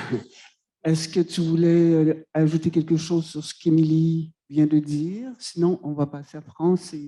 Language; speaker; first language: French; native; French